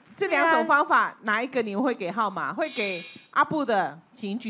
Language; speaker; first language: Chinese; native; Chinese